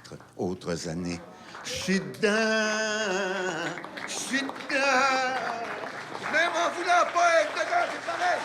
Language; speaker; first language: French; native; French